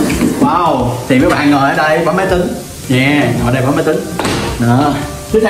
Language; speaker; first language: Vietnamese; native; Vietnamese